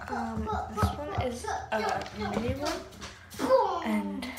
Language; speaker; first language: English; native; English